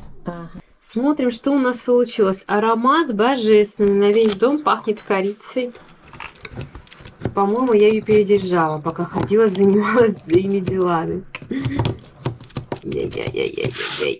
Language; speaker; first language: Russian; native; Russian